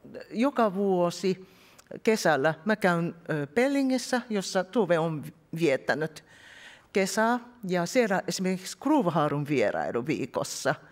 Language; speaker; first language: Finnish; non-native, fluent; Japanese